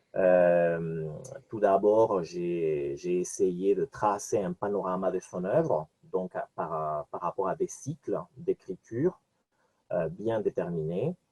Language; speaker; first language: French; non-native, fluent; Spanish